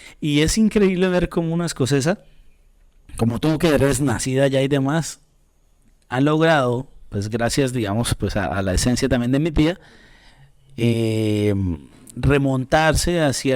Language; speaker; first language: Spanish; native; Spanish